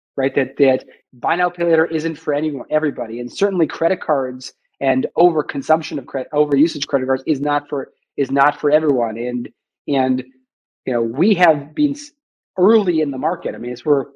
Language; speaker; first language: English; native; English